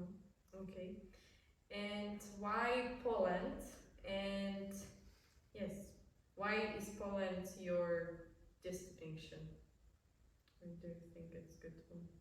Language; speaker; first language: English; non-native, fluent; Polish